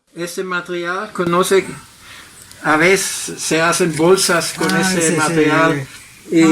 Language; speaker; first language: Spanish; non-native, learner; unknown